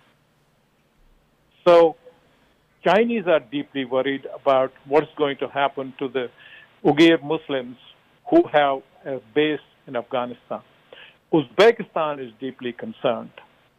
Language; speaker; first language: English; non-native, local second language; Kashmiri